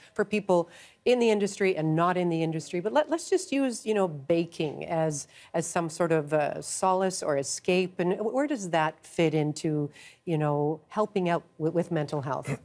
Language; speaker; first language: English; native; English